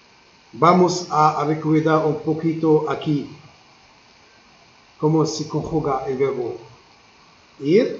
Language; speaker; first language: Spanish; non-native, learner; Arabic